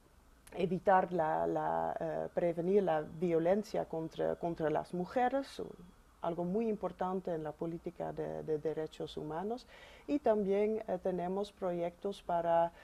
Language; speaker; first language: Spanish; non-native, fluent; Dutch